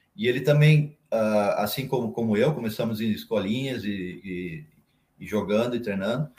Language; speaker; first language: Portuguese; native; Portuguese